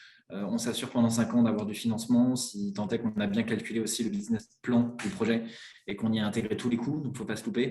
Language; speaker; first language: French; native; French